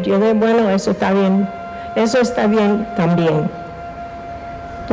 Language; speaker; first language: Spanish; non-native, fluent; English